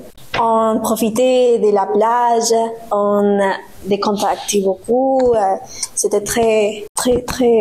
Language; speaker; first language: French; non-native, learner; Spanish